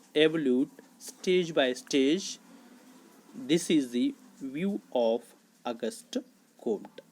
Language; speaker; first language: English; non-native, local second language; Kannada